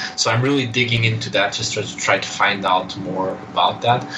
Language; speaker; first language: English; non-native, fluent; Portuguese